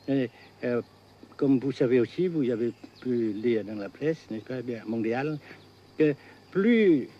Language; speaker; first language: French; non-native, fluent; Vietnamese